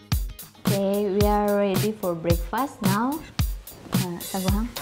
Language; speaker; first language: English; non-native, learner; Indonesian